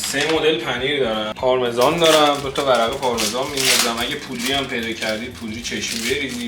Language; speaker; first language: Persian; native; Persian